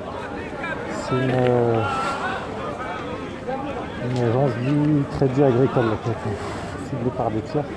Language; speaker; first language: French; native; French